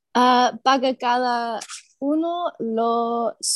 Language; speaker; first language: Spanish; non-native, learner; English